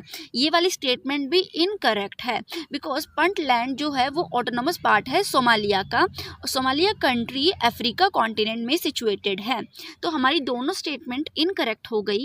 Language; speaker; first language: Hindi; native; Hindi